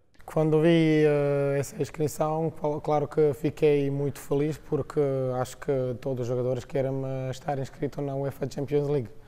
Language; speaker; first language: Portuguese; non-native, fluent; Croatian